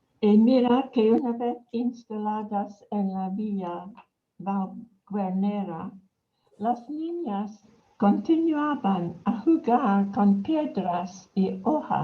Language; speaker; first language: Spanish; non-native, fluent; English